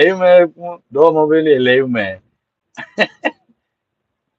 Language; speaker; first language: Hindi; non-native, local second language; Malayalam